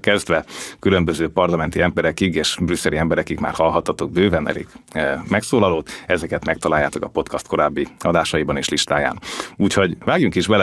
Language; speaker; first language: Hungarian; native; Hungarian